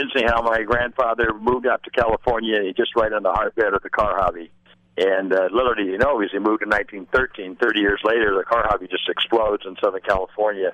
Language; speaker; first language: English; native; English